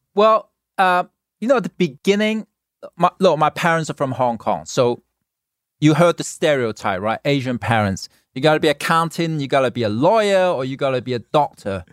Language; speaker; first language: English; non-native, local second language; Cantonese